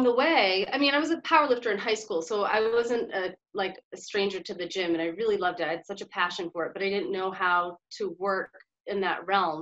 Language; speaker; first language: English; native; English